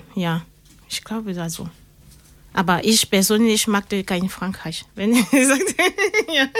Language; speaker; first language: German; non-native, learner; French